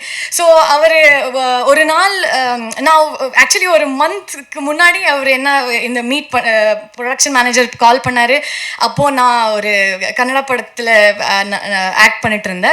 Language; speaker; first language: Tamil; non-native, learner; Kannada